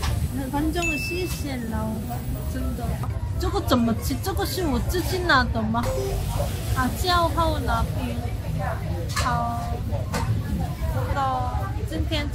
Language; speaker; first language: Chinese; non-native, learner; Korean